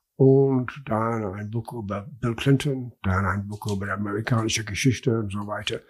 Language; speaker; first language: German; non-native, learner; English